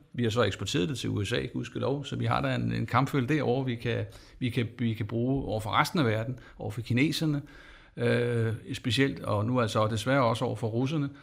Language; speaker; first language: Danish; native; Danish